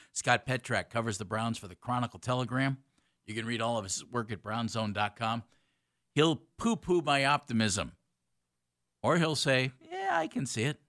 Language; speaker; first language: English; native; English